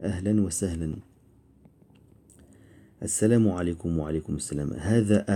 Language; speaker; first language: Arabic; non-native, fluent; French